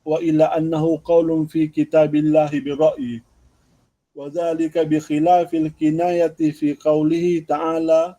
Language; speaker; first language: Arabic; non-native, fluent; Malay